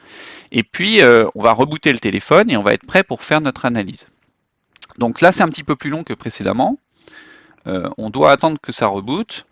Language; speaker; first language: French; native; French